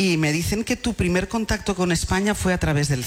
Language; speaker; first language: Spanish; native; Spanish